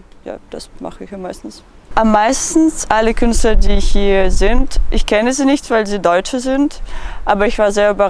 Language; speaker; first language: German; non-native, learner; Russian